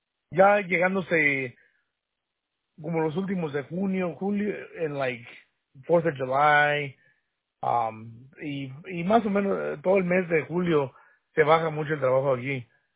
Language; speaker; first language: Spanish; early bilingual, heritage; Spanish